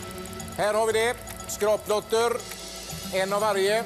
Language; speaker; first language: Swedish; native; Swedish